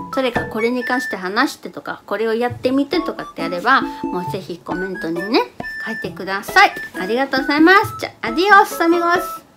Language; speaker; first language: Japanese; non-native, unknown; Spanish